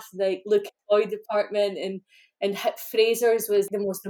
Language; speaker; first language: English; native; English